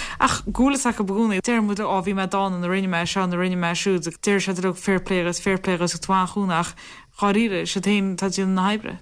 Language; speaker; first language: Irish; native; Irish